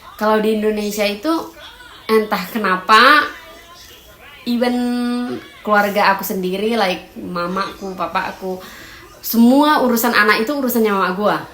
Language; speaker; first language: Indonesian; native; Indonesian